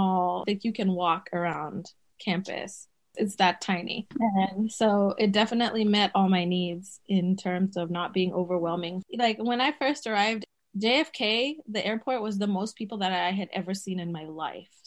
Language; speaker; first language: English; native; English